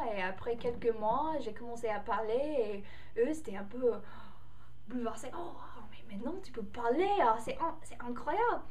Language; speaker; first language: French; non-native, learner; English